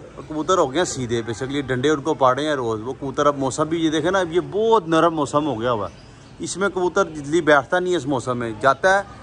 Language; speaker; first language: Urdu; non-native, local second language; Punjabi